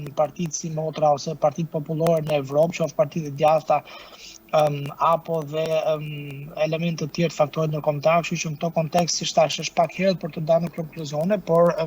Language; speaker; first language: Albanian; native; Albanian